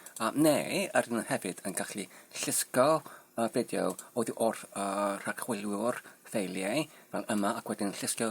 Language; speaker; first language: Welsh; non-native, learner; Polish